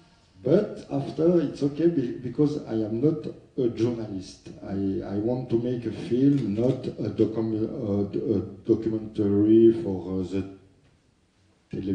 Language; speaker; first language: English; non-native, learner; French